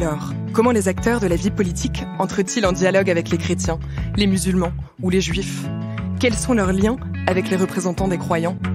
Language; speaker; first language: French; native; French